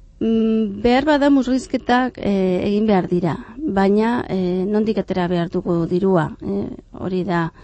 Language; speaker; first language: Basque; non-native, fluent; Catalan